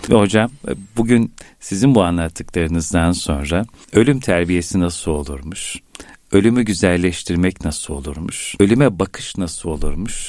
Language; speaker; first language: Turkish; native; Turkish